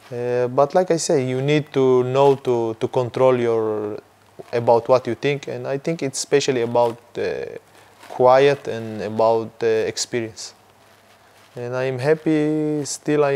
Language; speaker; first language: English; non-native, fluent; Hebrew